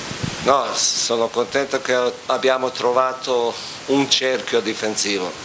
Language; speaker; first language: Italian; non-native, fluent; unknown